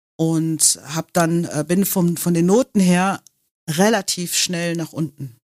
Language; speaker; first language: German; non-native, local second language; English